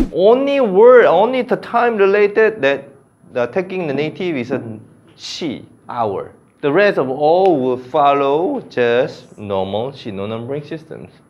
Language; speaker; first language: English; non-native, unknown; Korean